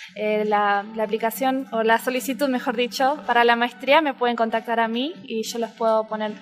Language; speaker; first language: Spanish; native; Spanish